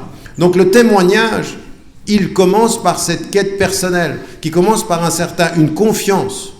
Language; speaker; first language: French; native; French